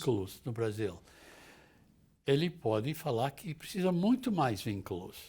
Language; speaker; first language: Portuguese; non-native, fluent; English